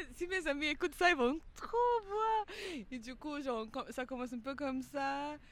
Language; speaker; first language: French; non-native, fluent; Portuguese